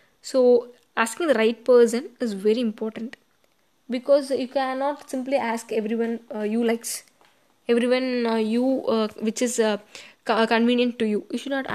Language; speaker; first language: English; non-native, local second language; Tamil